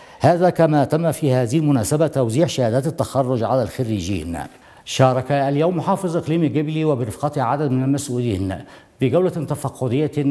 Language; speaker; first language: Arabic; non-native, local second language; Somali